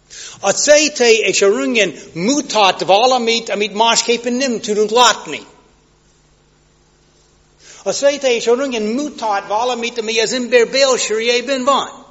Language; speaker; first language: Hungarian; non-native, fluent; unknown